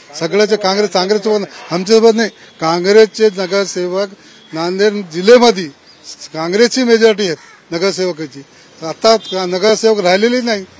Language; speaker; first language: Marathi; non-native, local second language; Urdu